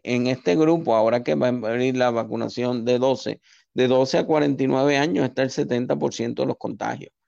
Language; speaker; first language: Spanish; native; Spanish